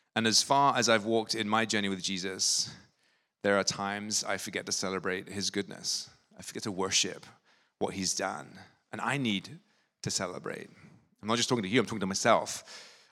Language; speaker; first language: English; native; English